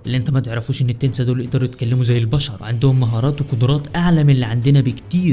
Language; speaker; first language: Arabic; native; Arabic